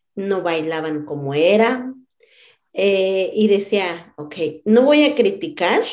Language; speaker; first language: Spanish; non-native, local second language; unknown